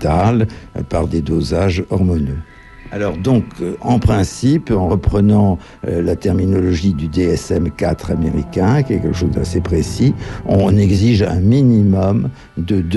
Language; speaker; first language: French; native; French